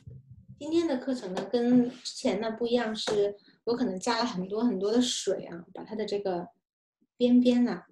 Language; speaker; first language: Chinese; native; Chinese